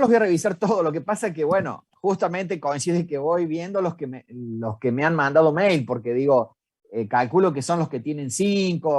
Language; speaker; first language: Spanish; native; Spanish